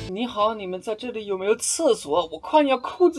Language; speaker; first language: Chinese; non-native, fluent; German